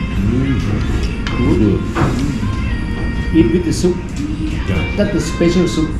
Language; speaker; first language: English; non-native, learner; Thai